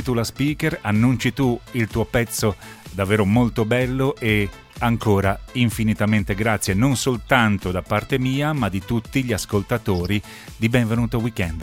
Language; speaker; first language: Italian; native; Italian